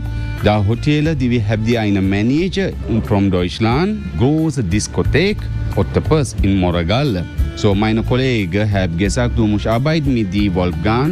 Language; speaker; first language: German; non-native, learner; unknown